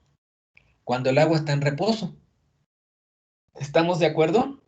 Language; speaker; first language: Spanish; native; Spanish